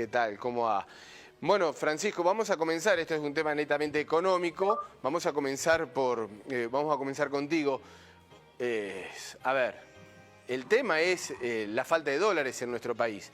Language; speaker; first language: Spanish; native; Spanish